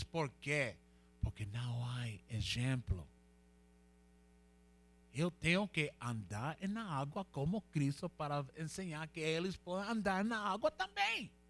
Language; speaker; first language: Portuguese; non-native, fluent; Spanish